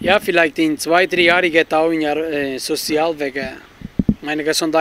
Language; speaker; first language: German; non-native, learner; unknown